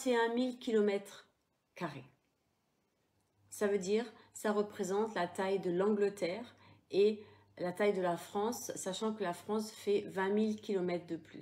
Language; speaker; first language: French; native; French